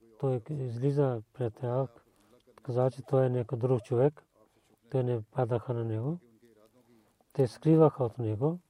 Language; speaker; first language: Bulgarian; non-native, fluent; Urdu